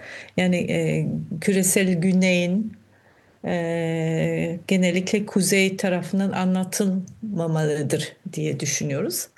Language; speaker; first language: Turkish; non-native, fluent; German